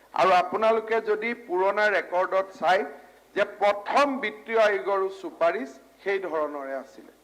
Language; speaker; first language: Assamese; native; Assamese